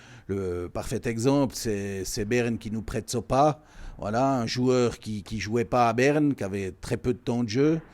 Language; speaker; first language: French; native; French